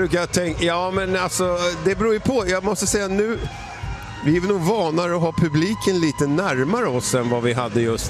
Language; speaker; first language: Swedish; native; Swedish